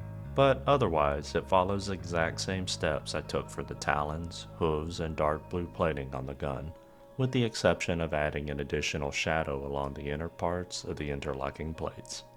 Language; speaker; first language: English; native; English